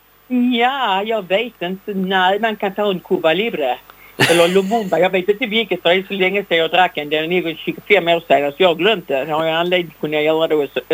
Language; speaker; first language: Swedish; native; Swedish